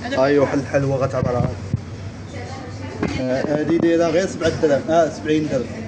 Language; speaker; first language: Arabic; native; Arabic